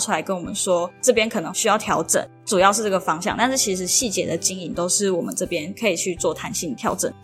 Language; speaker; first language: Chinese; native; Chinese